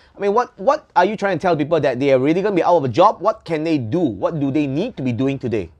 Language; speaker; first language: English; non-native, local second language; Chinese